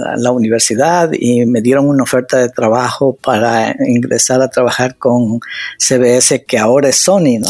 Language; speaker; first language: Spanish; native; Spanish